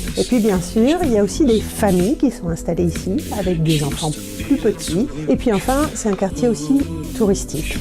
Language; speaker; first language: French; native; French